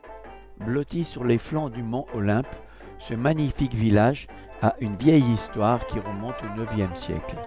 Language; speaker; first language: French; native; French